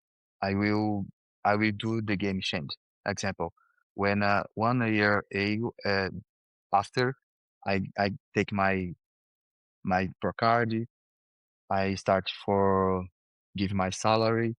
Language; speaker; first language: English; non-native, learner; Portuguese